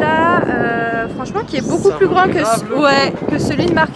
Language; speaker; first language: French; native; French